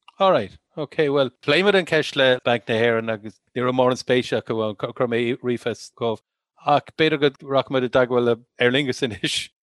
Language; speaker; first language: Irish; non-native, local second language; English